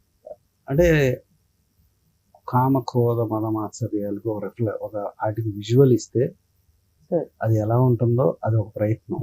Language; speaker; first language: Telugu; native; Telugu